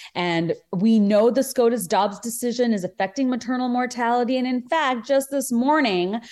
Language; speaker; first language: English; non-native, local second language; Bangla